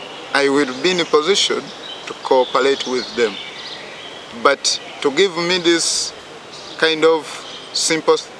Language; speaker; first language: English; non-native, fluent; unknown